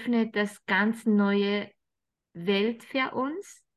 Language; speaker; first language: German; non-native, fluent; Japanese